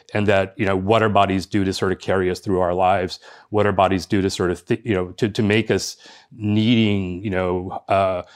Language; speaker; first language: English; early bilingual, other home language; Spanish